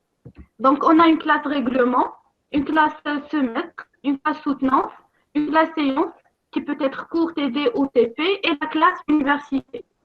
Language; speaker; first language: French; non-native, local second language; Arabic